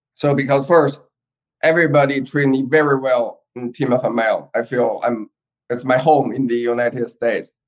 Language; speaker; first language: English; non-native, fluent; Chinese